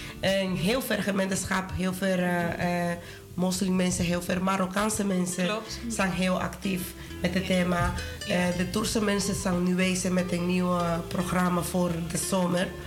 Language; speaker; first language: Dutch; non-native, learner; Spanish